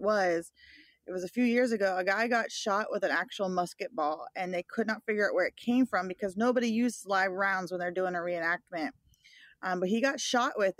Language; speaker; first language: English; native; English